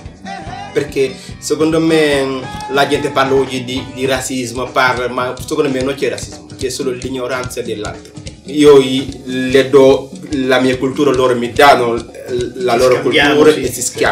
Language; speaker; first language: Italian; non-native, fluent; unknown